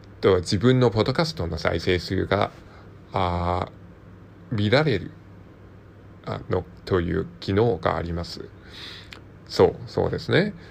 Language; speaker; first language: Japanese; non-native, learner; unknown